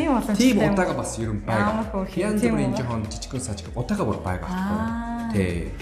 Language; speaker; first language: Mongolian; non-native, fluent; Japanese